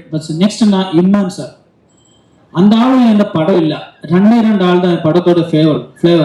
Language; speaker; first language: Tamil; non-native, learner; Malayalam